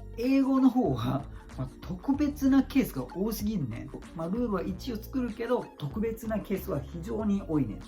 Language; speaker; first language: Japanese; non-native, fluent; Malay